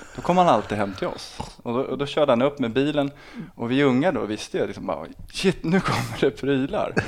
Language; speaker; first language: Swedish; native; Swedish